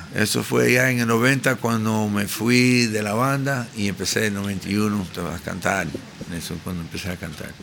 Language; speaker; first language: Spanish; early bilingual, heritage; Spanish